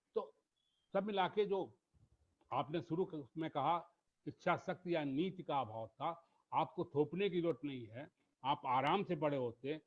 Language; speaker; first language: Hindi; native; Hindi